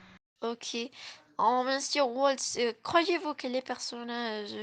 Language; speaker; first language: French; non-native, learner; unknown